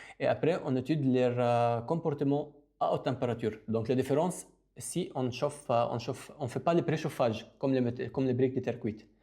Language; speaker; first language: French; non-native, local second language; Arabic